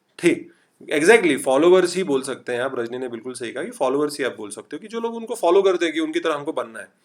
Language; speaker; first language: Hindi; non-native, local second language; Marathi